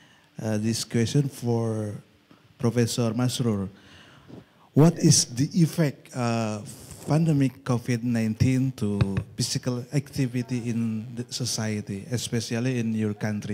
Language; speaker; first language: English; non-native, local second language; Indonesian